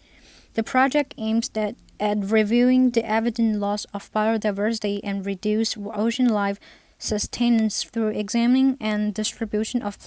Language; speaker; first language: English; non-native, fluent; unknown